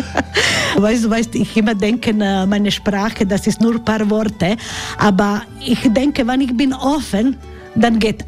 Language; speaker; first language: German; non-native, learner; Croatian